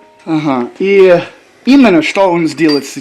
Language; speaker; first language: Russian; non-native, learner; English